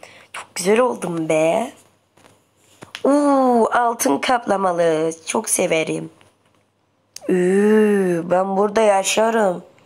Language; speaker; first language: Turkish; native; Turkish